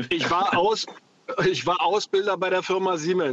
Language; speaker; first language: German; non-native, fluent; Greek